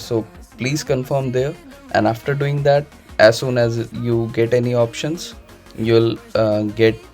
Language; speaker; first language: English; non-native, local second language; Hindi